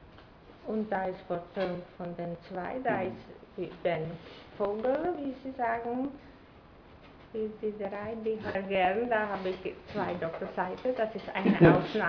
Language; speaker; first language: German; non-native, fluent; Czech